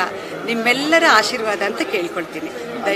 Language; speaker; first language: Kannada; native; Kannada